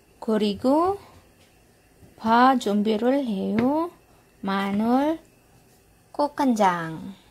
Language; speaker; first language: Korean; non-native, learner; Filipino